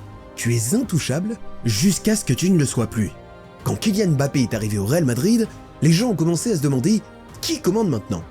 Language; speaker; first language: French; native; French